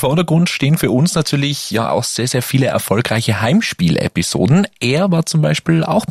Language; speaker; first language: German; native; German